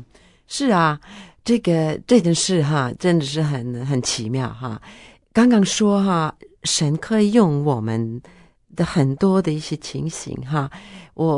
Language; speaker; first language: Chinese; non-native, fluent; Norwegian